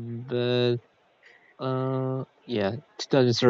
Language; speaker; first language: English; non-native, learner; Korean